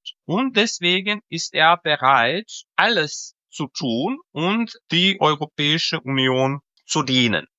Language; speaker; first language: German; non-native, fluent; Serbian